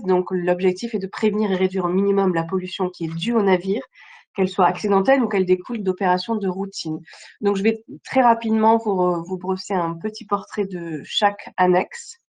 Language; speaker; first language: French; native; French